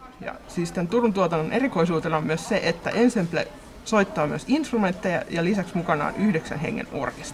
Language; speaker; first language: Finnish; native; Finnish